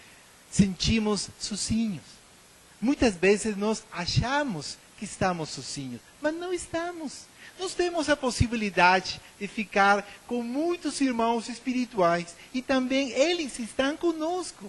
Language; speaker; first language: Portuguese; non-native, learner; Spanish